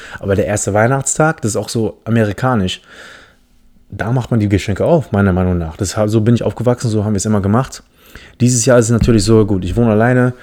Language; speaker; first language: German; early bilingual, other home language; English